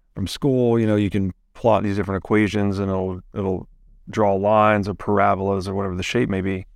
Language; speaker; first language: English; native; English